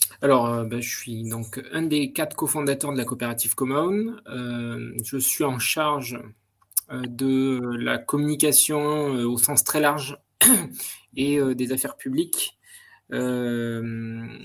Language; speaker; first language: French; native; French